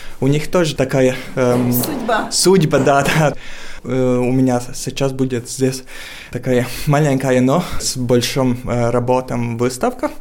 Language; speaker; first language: Russian; non-native, learner; Latvian